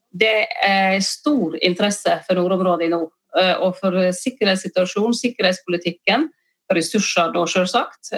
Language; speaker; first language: Norwegian; native; Norwegian